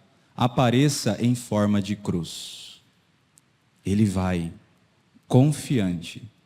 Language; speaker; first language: Portuguese; native; Portuguese